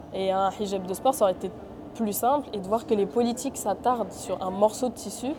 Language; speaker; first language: French; native; French